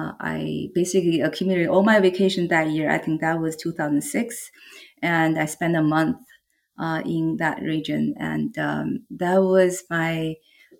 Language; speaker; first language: English; non-native, fluent; Chinese